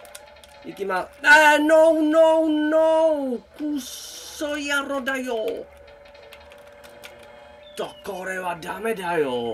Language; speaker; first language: Japanese; non-native, learner; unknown